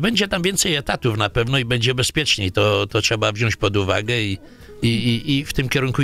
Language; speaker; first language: Polish; native; Polish